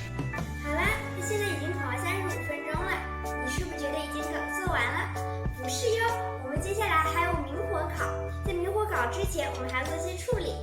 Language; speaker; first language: Chinese; early bilingual, heritage; Chinese